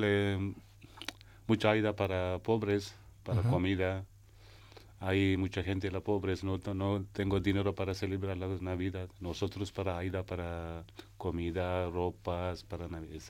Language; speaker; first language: Spanish; non-native, learner; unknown